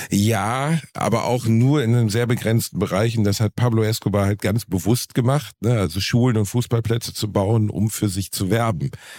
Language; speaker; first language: German; native; German